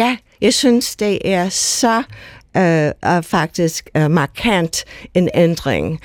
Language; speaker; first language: Danish; non-native, fluent; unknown